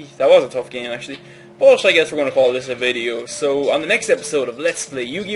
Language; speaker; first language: English; native; English